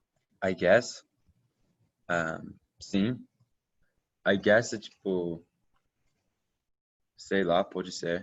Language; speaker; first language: Portuguese; non-native, fluent; English